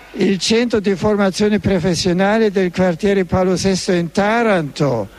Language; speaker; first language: Italian; non-native, fluent; German